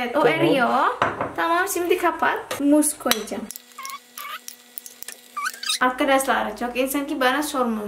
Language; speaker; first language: Turkish; non-native, learner; Indonesian